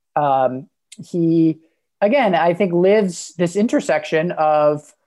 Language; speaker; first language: English; native; English